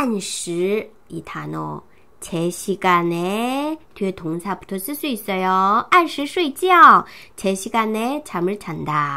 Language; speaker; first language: Korean; non-native, fluent; Chinese